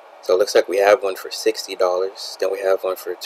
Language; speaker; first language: English; native; English